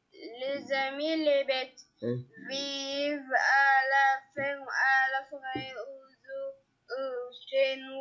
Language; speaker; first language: French; non-native, learner; Arabic